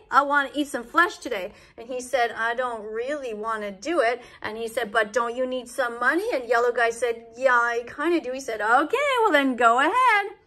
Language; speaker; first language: English; native; English